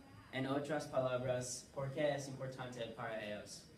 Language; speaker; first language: Spanish; non-native, learner; English